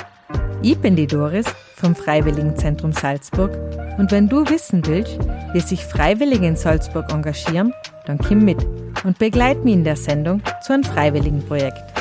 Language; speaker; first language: German; native; German